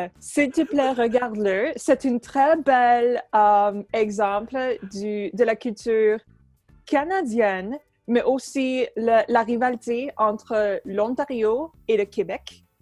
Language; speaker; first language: French; native; French